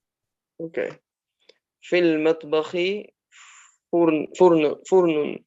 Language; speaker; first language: Arabic; non-native, learner; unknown